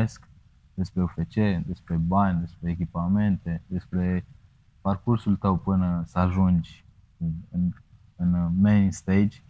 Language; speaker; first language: Romanian; native; Romanian